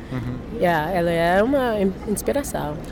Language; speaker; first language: Portuguese; non-native, learner; English